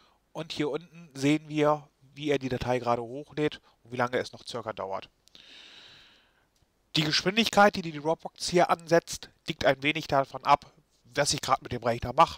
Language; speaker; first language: German; native; German